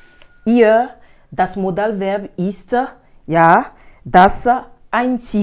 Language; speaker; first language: German; non-native, fluent; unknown